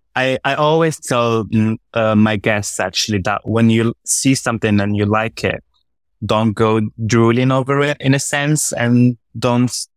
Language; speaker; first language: English; non-native, fluent; Arabic